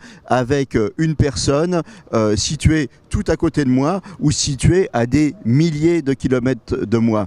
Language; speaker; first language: French; native; French